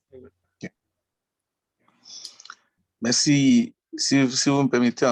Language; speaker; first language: French; non-native, local second language; Haitian Creole